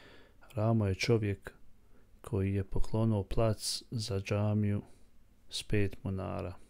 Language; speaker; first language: Croatian; native; Croatian